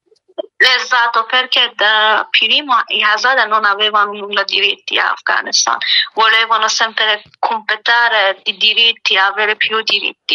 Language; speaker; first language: Italian; non-native, learner; Persian